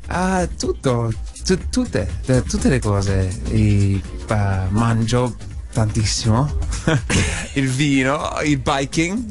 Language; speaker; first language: Italian; non-native, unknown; English